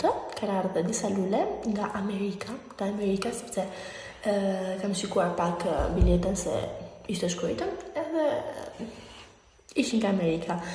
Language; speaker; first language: Albanian; early bilingual, heritage; Albanian